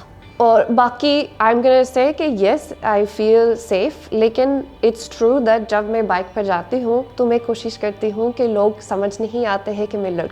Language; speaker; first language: Hindi; non-native, learner; English